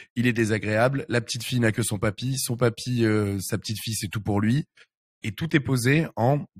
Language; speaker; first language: French; native; French